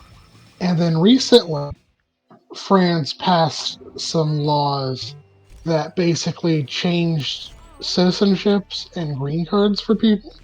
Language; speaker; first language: English; native; English